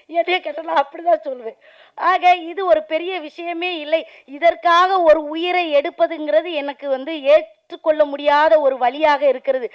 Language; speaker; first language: Tamil; native; Tamil